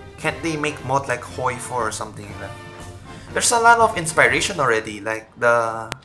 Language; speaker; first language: English; non-native, local second language; Filipino